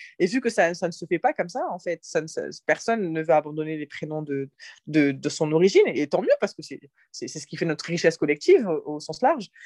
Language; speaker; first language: French; early bilingual, other home language; Arabic